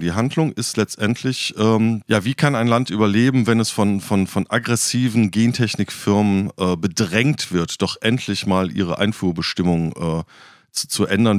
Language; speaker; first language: German; native; German